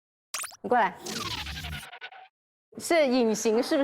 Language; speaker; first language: Chinese; native; Chinese